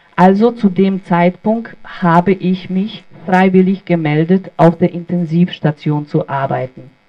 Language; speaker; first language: German; non-native, fluent; Bosnian